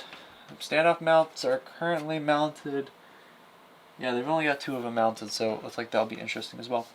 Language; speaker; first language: English; native; English